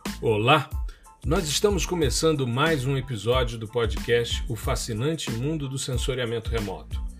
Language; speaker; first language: Portuguese; native; Portuguese